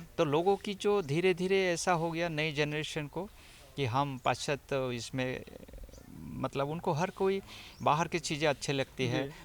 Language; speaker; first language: Hindi; non-native, local second language; Assamese